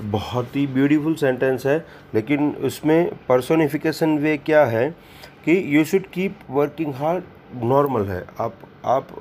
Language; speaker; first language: Hindi; non-native, local second language; Gujarati